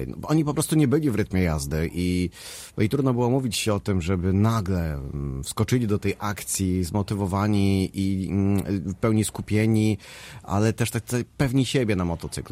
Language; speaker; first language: Polish; native; Polish